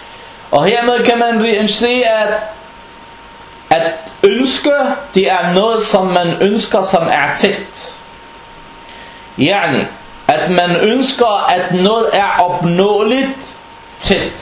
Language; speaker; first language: Danish; non-native, fluent; Arabic